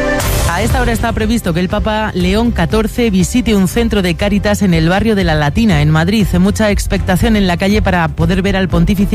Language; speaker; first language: Spanish; native; Spanish